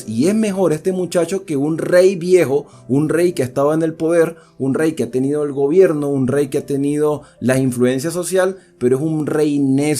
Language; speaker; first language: Spanish; native; Spanish